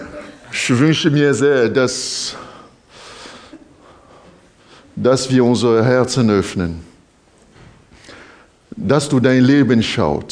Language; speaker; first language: German; non-native, fluent; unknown